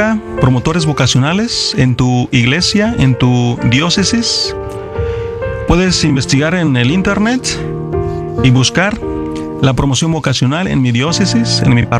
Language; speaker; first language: Spanish; native; Spanish